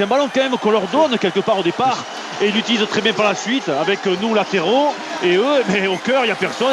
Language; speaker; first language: French; native; French